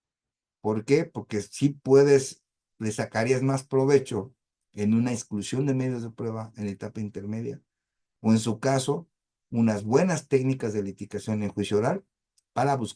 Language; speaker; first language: Spanish; native; Spanish